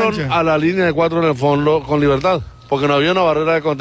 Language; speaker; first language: Spanish; native; Spanish